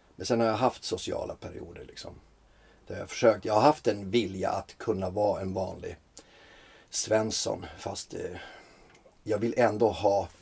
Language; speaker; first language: Swedish; early bilingual, other home language; Finnish